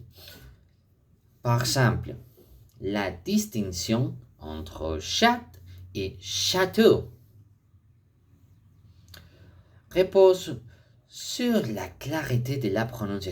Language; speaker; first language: French; non-native, fluent; Spanish